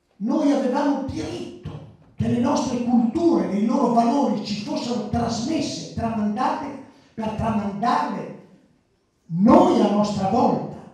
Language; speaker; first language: Italian; early bilingual, other home language; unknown